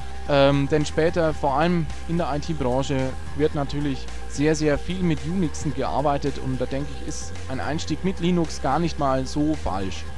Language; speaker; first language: German; native; German